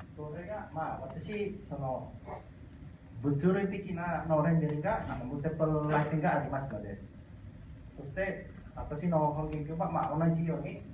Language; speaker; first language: Japanese; non-native, learner; Indonesian